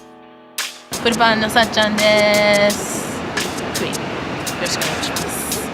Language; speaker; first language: Japanese; non-native, fluent; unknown